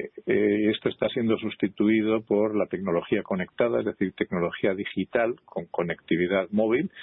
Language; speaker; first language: Spanish; native; Spanish